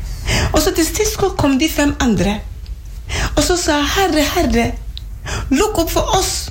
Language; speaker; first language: Norwegian; non-native, fluent; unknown